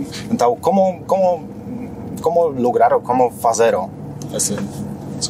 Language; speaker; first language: Portuguese; non-native, fluent; Polish